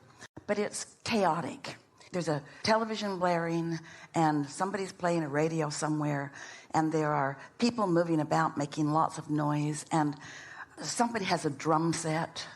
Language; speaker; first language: English; native; English